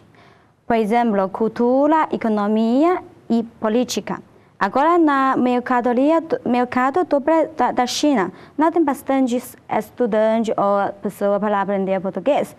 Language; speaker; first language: Portuguese; non-native, learner; Chinese